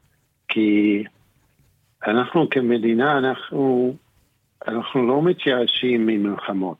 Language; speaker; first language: Hebrew; non-native, fluent; English